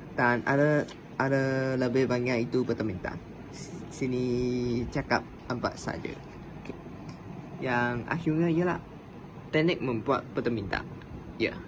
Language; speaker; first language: Malay; non-native, local second language; Chinese